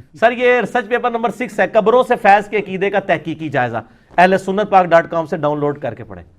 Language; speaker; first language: Urdu; non-native, local second language; Punjabi